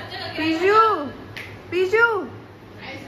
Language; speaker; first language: Hindi; native; Hindi